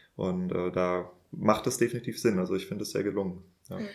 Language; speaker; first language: German; native; German